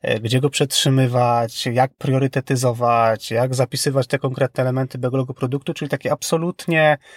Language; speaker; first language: Polish; native; Polish